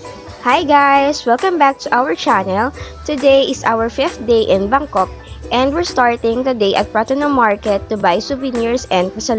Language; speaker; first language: English; non-native, local second language; Filipino